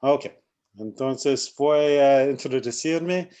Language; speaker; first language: Spanish; non-native, learner; English